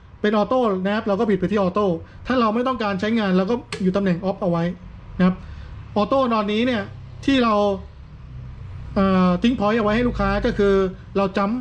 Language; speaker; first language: Thai; native; Thai